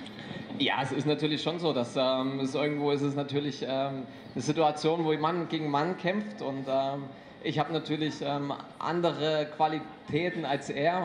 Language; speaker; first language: German; native; German